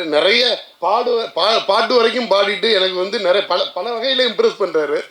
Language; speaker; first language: Tamil; native; Tamil